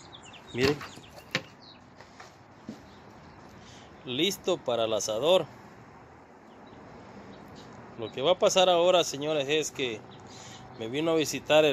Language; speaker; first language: Spanish; native; Spanish